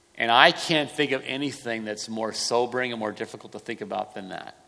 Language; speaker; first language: English; native; English